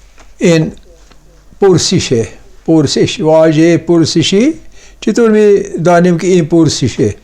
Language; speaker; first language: Persian; non-native, fluent; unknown